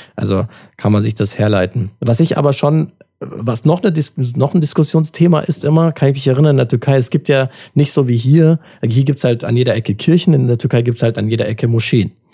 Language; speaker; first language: German; early bilingual, other home language; Turkish